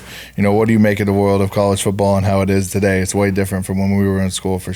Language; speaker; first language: English; native; English